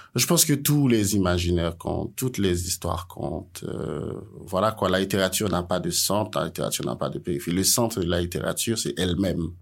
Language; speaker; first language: French; non-native, local second language; Haitian Creole